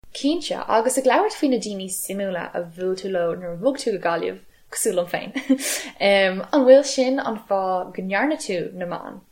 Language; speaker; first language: Irish; non-native, local second language; English